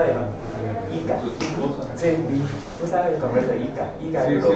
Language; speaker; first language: Spanish; non-native, learner; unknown